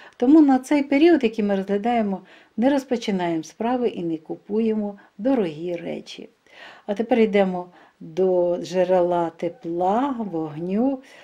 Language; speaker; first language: Ukrainian; non-native, local second language; Russian